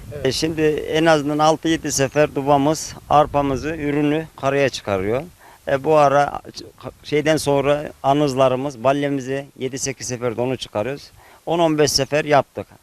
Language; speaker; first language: Turkish; native; Turkish